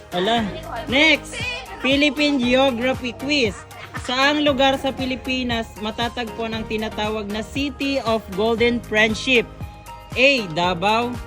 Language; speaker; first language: Filipino; non-native, local second language; Bikol